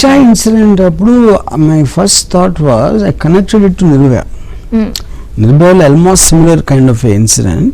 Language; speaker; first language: Telugu; native; Telugu